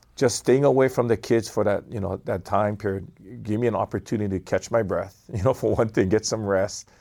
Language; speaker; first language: English; native; English